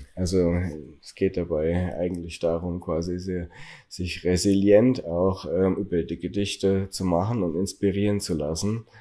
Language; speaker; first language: German; native; German